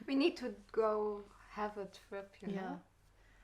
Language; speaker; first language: English; non-native, learner; German